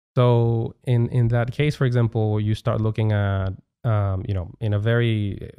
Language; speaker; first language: English; non-native, fluent; Spanish